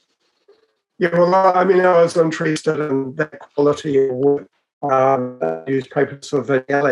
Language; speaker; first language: English; native; English